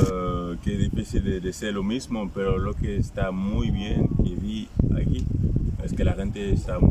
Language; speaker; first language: Spanish; non-native, fluent; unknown